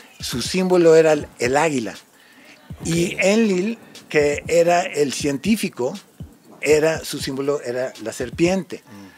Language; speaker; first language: Spanish; native; Spanish